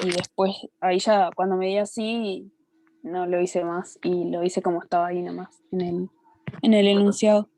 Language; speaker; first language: Spanish; native; Spanish